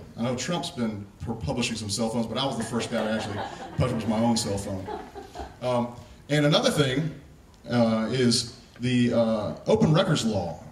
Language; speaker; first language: English; native; English